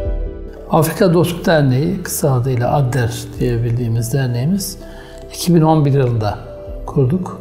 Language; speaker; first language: Turkish; native; Turkish